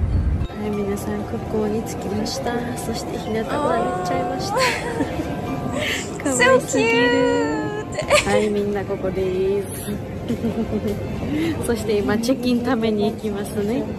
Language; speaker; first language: Japanese; non-native, fluent; Georgian